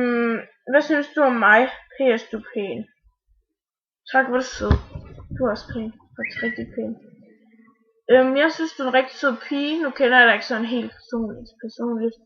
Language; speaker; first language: Danish; native; Danish